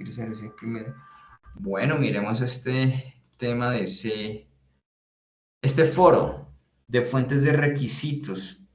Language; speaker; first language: Spanish; native; Spanish